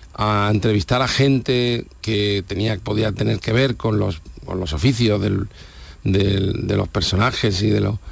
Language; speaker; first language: Spanish; native; Spanish